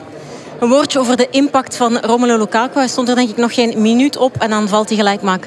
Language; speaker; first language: Dutch; native; Dutch